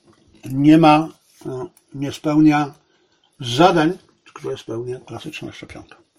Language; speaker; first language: Polish; native; Polish